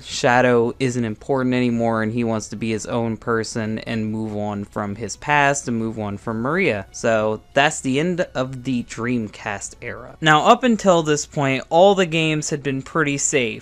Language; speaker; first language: English; native; English